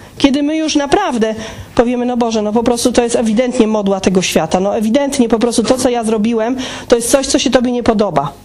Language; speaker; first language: Polish; native; Polish